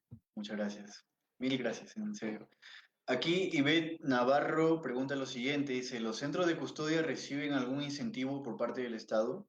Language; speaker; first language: Spanish; native; Spanish